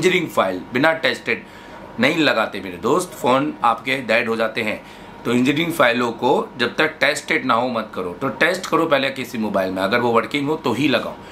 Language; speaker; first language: Hindi; native; Hindi